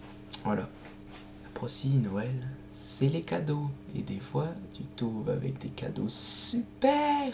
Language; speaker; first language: French; native; French